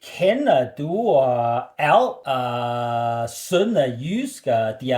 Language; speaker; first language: Danish; non-native, learner; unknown